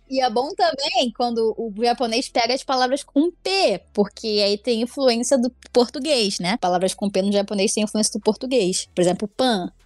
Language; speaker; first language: Portuguese; native; Portuguese